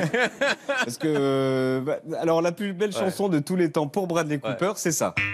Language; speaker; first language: French; native; French